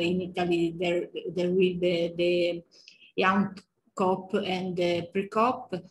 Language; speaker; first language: English; non-native, learner; Italian